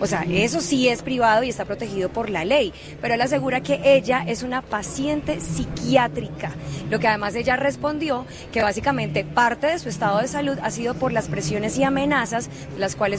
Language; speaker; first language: Spanish; native; Spanish